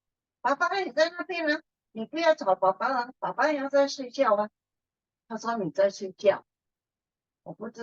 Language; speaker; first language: Chinese; early bilingual, heritage; Chinese